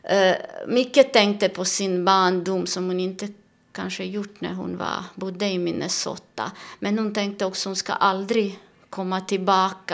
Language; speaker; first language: Swedish; non-native, learner; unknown